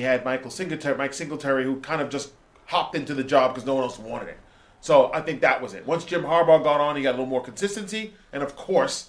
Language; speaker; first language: English; native; English